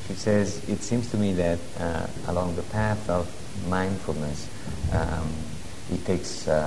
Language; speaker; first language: English; non-native, fluent; Italian